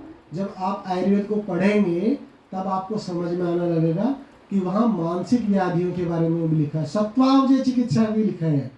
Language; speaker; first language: Hindi; native; Hindi